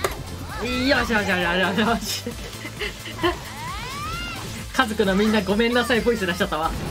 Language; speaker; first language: Japanese; native; Japanese